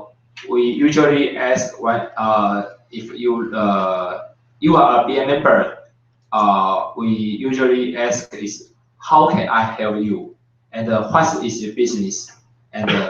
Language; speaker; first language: English; non-native, learner; Chinese